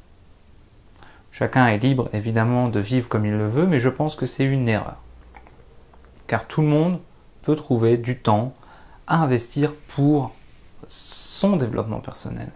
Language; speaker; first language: French; native; French